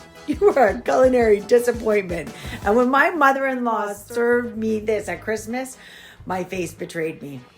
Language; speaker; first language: English; native; English